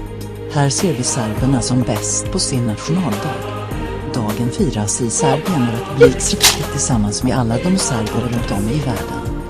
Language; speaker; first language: Swedish; non-native, learner; Croatian